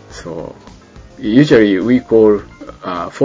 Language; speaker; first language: English; non-native, learner; Japanese